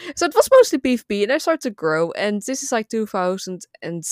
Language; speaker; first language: English; non-native, fluent; Dutch